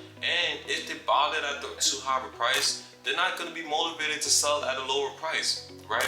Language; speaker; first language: English; native; English